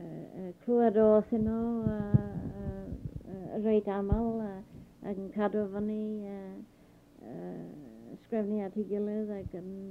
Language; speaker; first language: Welsh; early bilingual, heritage; Welsh